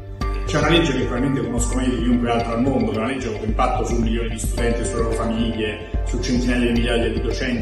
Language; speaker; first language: Italian; native; Italian